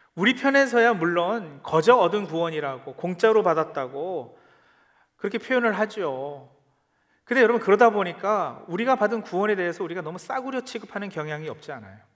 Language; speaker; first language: Korean; early bilingual, heritage; Korean